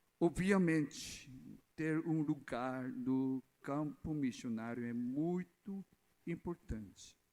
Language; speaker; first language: Portuguese; non-native, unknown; Korean